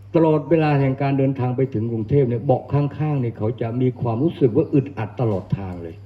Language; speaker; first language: Thai; non-native, local second language; Northern Khmer